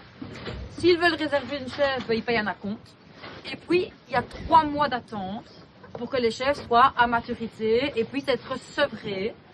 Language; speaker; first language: French; native; French